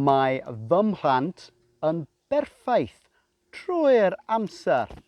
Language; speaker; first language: Welsh; non-native, fluent; English